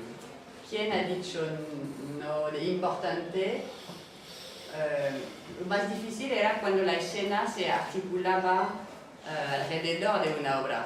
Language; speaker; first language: Spanish; non-native, fluent; French